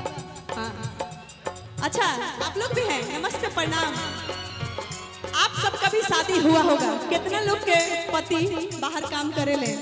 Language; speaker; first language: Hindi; non-native, local second language; Bhojpuri